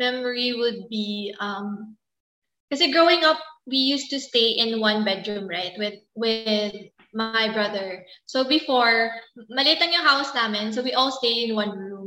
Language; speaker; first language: English; non-native, local second language; Filipino